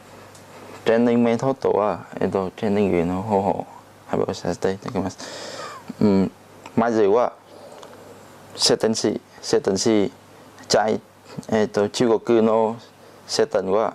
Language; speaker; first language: Japanese; non-native, learner; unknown